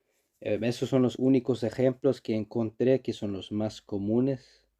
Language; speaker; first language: Spanish; non-native, learner; Icelandic